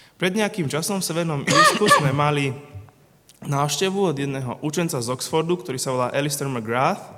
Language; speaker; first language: Slovak; native; Slovak